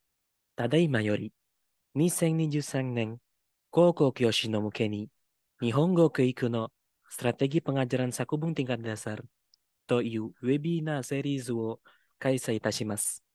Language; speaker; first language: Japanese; non-native, fluent; Indonesian